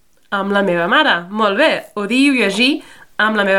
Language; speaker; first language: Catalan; non-native, fluent; English